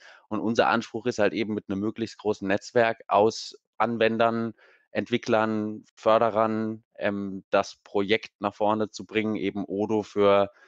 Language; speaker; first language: German; native; German